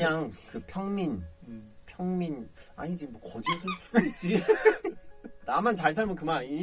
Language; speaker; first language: Korean; native; Korean